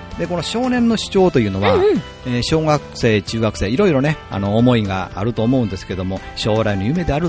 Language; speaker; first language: Japanese; native; Japanese